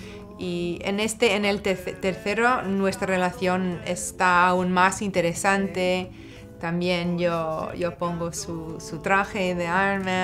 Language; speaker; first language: Spanish; non-native, fluent; English